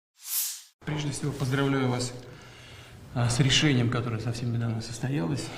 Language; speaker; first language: Russian; native; Russian